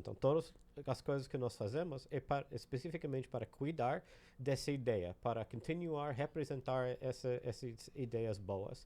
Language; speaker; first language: Portuguese; non-native, learner; English